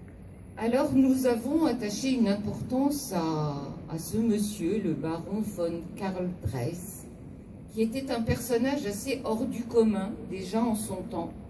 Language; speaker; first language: French; native; French